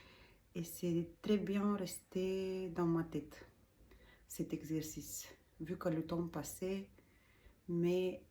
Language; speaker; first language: French; non-native, learner; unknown